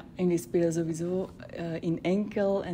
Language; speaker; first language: Dutch; native; Dutch